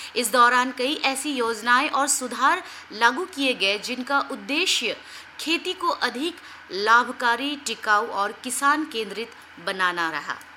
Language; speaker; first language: Hindi; non-native, local second language; Santali